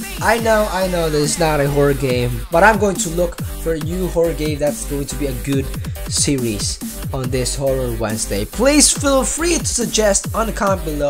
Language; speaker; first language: English; non-native, local second language; Filipino